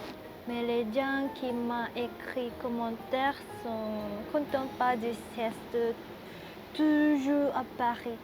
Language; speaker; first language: French; non-native, learner; Japanese